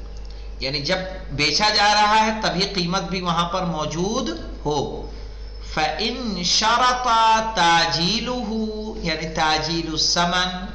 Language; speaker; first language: Urdu; native; Urdu